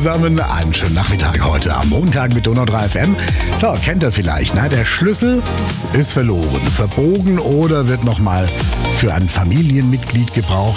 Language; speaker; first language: German; native; German